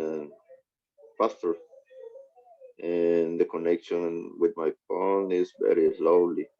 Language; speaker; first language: English; non-native, learner; Spanish